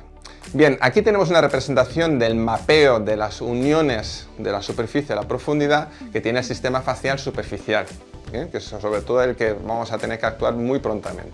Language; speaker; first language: Spanish; native; Spanish